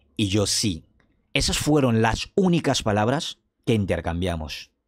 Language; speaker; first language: Spanish; non-native, fluent; French